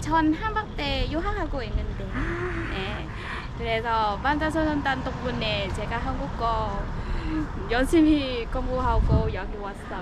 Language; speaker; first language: Korean; non-native, learner; Vietnamese